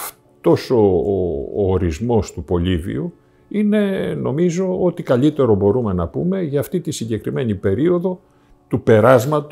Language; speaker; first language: Greek; native; Greek